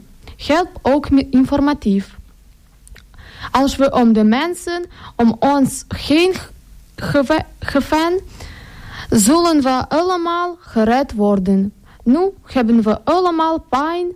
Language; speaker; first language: Dutch; non-native, learner; Ukrainian